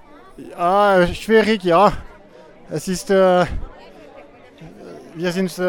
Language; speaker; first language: German; non-native, learner; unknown